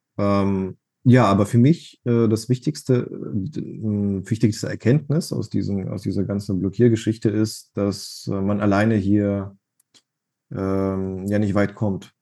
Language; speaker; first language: German; non-native, fluent; Russian